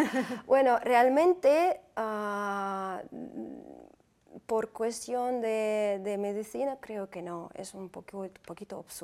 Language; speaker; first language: Spanish; non-native, fluent; Uzbek